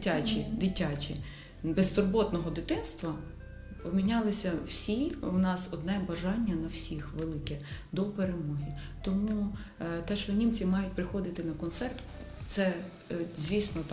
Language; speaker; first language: Ukrainian; native; Ukrainian